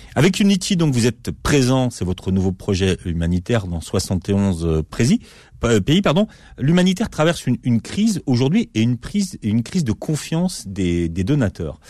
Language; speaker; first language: French; native; French